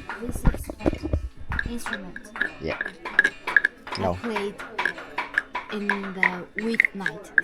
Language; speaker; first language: English; non-native, learner; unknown